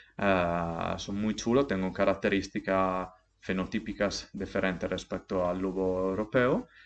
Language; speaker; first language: Spanish; non-native, fluent; Italian